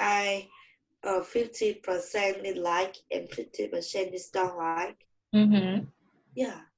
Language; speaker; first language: English; non-native, learner; Vietnamese